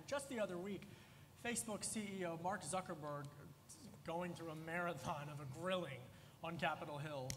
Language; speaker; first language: English; native; English